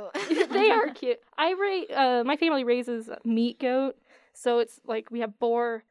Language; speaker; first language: English; native; English